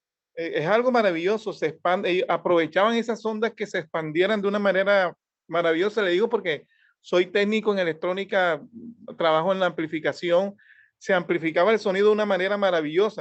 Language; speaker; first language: Spanish; native; Spanish